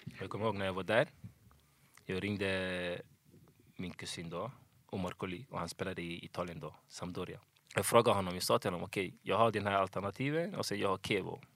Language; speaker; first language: Swedish; early bilingual, other home language; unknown